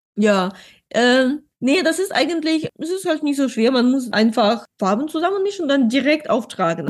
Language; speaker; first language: German; non-native, fluent; Ukrainian